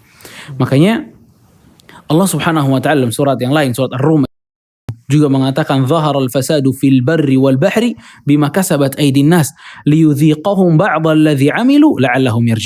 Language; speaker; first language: Indonesian; native; Indonesian